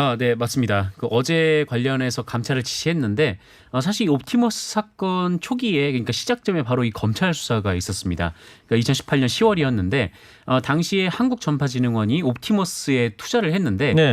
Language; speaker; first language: Korean; native; Korean